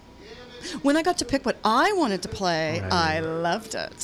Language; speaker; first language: English; native; English